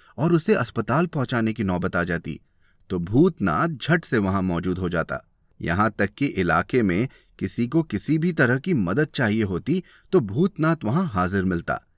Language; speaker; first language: Hindi; native; Hindi